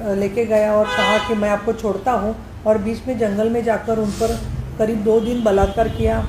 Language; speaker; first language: Hindi; non-native, local second language; Marathi